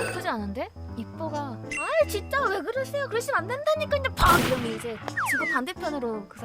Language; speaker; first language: Korean; native; Korean